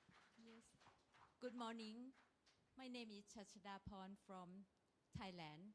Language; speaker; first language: English; non-native, learner; Thai